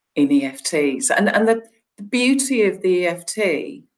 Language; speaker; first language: English; native; English